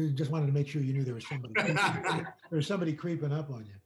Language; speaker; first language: English; native; English